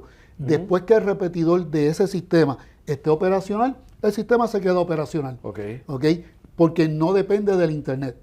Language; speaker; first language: Spanish; native; Spanish